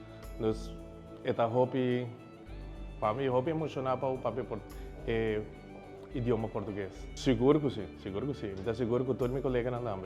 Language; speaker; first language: Portuguese; non-native, learner; Papiamento